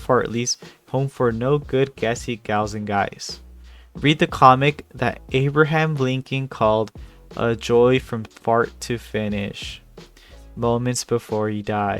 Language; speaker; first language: English; native; English